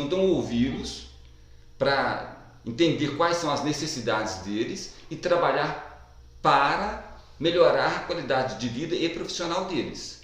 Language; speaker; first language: Portuguese; native; Portuguese